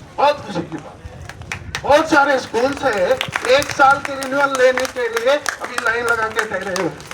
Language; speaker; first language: Hindi; non-native, local second language; Kannada